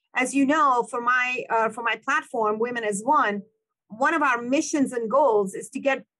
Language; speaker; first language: English; non-native, fluent; Persian